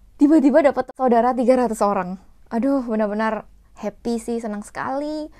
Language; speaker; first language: Indonesian; non-native, fluent; Korean